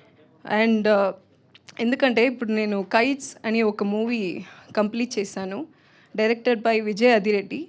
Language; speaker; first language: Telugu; non-native, learner; Tamil